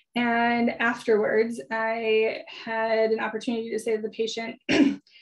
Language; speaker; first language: English; native; English